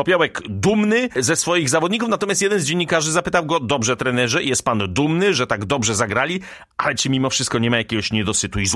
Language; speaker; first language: Polish; native; Polish